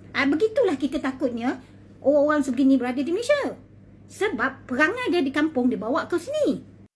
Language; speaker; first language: Malay; native; Malay